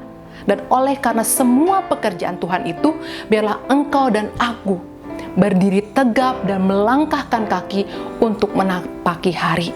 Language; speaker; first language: Indonesian; native; Indonesian